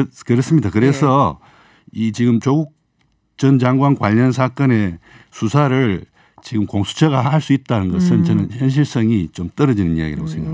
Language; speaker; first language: Korean; native; Korean